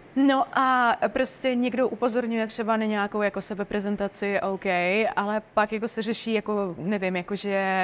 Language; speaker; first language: Czech; non-native, fluent; Russian